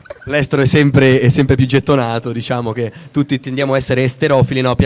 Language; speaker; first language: Italian; native; Italian